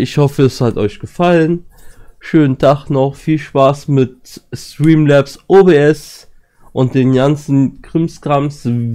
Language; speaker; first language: German; native; German